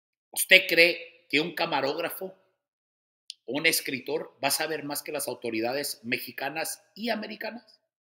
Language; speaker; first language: Spanish; early bilingual, heritage; Spanish